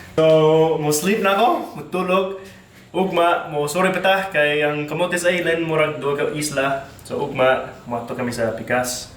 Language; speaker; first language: Cebuano; non-native, fluent; English